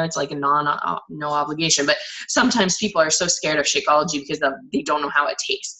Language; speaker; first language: English; native; English